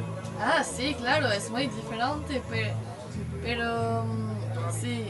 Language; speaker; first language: Spanish; non-native, learner; French